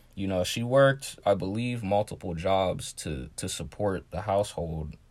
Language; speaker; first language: English; native; English